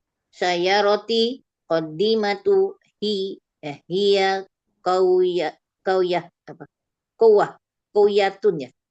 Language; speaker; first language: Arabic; non-native, learner; Indonesian